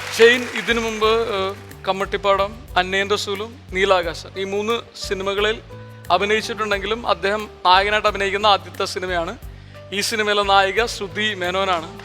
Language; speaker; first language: Malayalam; native; Malayalam